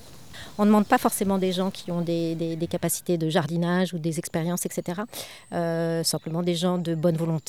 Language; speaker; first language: French; native; French